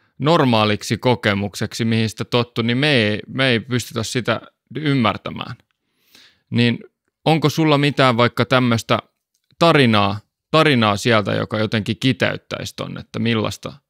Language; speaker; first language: Finnish; native; Finnish